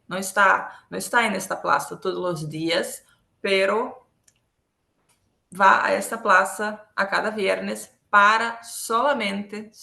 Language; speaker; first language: Spanish; non-native, local second language; Portuguese